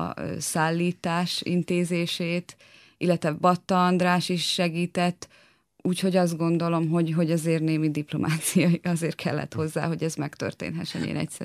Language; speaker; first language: Hungarian; native; Hungarian